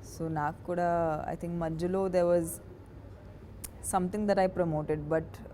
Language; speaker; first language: Telugu; non-native, fluent; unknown